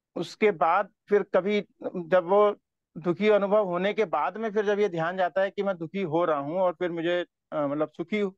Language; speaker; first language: Hindi; native; Hindi